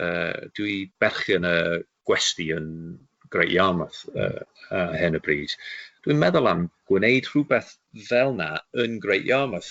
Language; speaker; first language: Welsh; non-native, local second language; English